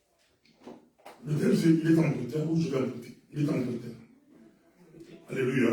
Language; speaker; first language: French; non-native, local second language; Lingala